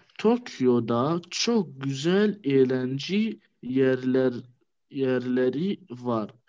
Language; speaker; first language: Turkish; non-native, learner; Arabic